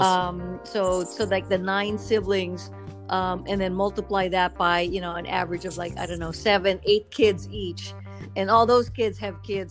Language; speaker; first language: English; non-native, local second language; Filipino